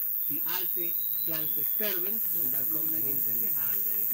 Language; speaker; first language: German; non-native, learner; Spanish